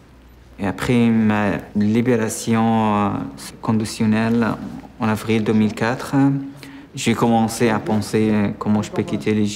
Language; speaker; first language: French; non-native, fluent; Arabic